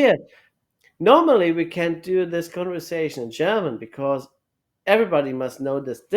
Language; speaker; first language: English; non-native, learner; German